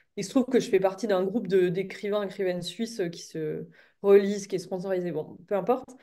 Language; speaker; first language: French; native; French